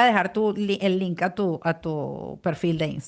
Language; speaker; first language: Spanish; native; Spanish